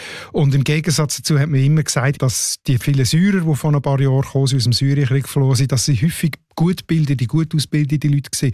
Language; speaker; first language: German; native; German